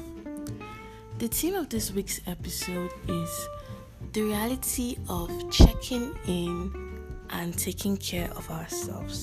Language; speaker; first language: English; non-native, local second language; Yoruba